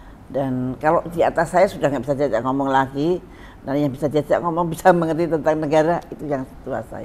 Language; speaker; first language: Indonesian; native; Indonesian